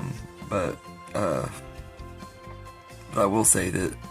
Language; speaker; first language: English; native; English